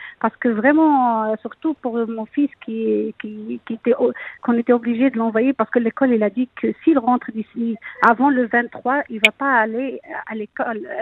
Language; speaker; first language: French; non-native, local second language; Arabic